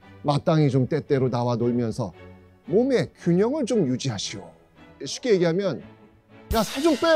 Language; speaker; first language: Korean; native; Korean